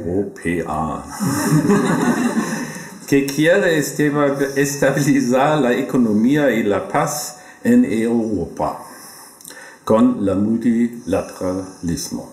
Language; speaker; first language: Spanish; non-native, learner; German